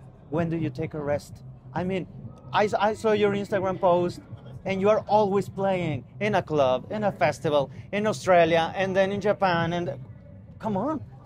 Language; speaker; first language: English; non-native, fluent; Spanish